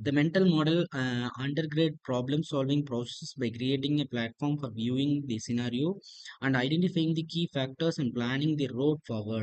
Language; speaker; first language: English; non-native, local second language; Tamil